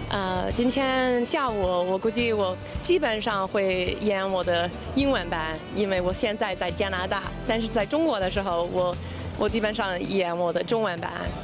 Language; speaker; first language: Chinese; non-native, fluent; English